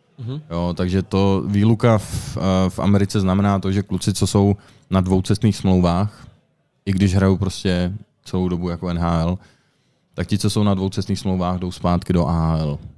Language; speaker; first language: Czech; native; Czech